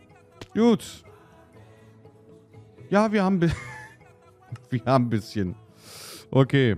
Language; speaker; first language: German; native; German